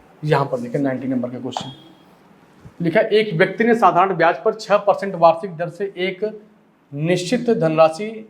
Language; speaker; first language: Hindi; native; Hindi